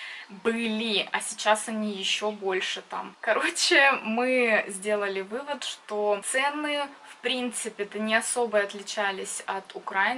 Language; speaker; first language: Russian; native; Russian